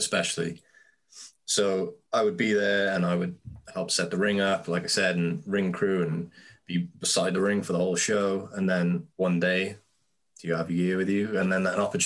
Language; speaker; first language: English; native; English